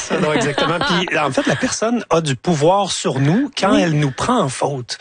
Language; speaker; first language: French; native; French